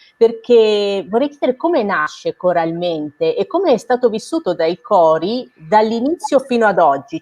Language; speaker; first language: Italian; native; Italian